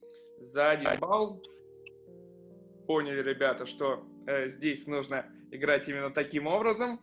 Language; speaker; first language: Russian; native; Russian